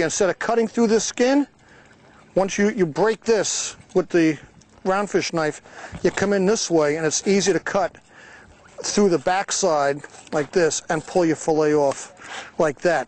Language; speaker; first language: English; native; English